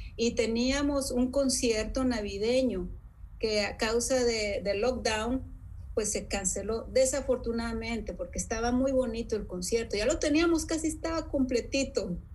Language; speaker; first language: Spanish; native; Spanish